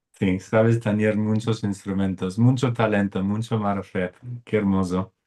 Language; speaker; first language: Spanish; non-native, fluent; English